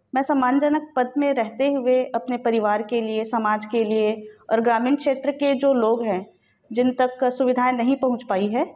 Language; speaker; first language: Hindi; native; Hindi